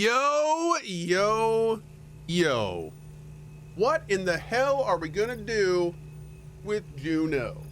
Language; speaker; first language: English; native; English